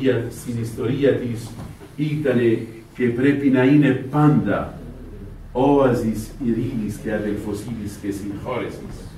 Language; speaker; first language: Greek; non-native, fluent; Arabic